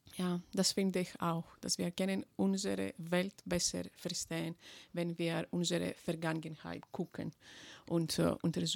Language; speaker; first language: German; non-native, fluent; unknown